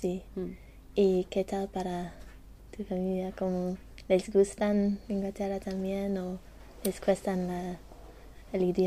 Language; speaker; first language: Spanish; non-native, learner; English